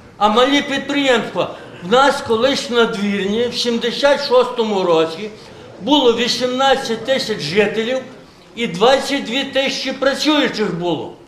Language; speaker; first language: Ukrainian; native; Ukrainian